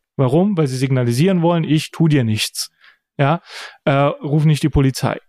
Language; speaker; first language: German; early bilingual, other home language; Bulgarian